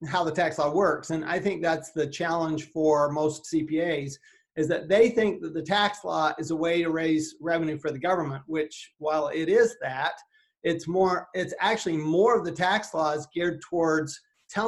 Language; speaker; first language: English; native; English